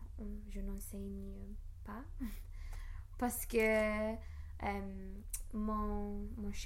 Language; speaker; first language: French; non-native, learner; English